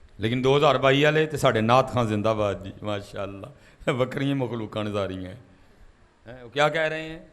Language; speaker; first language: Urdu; non-native, local second language; Punjabi